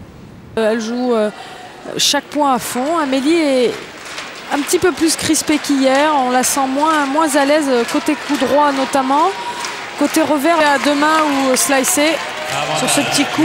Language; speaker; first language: French; native; French